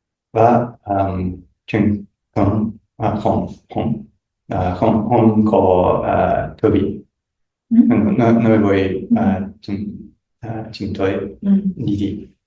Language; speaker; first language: Vietnamese; non-native, learner; English